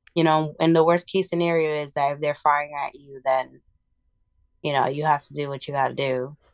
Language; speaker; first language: English; early bilingual, other home language; Spanish